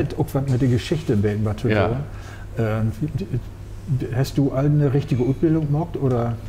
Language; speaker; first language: German; native; German